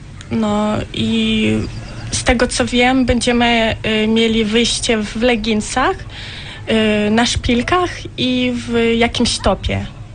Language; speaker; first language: Polish; non-native, fluent; Ukrainian